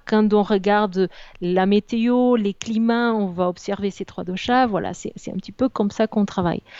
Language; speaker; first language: French; non-native, fluent; Portuguese